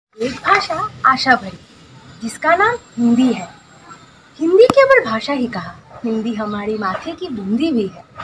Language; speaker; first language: Hindi; non-native, local second language; Bangla